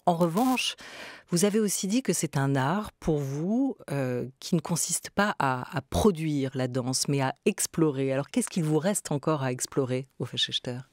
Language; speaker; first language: French; native; French